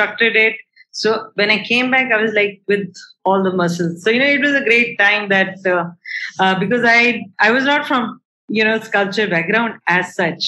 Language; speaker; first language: English; non-native, local second language; Hindi